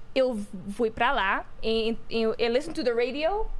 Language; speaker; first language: Portuguese; non-native, learner; Dutch